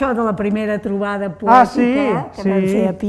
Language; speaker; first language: Catalan; native; Catalan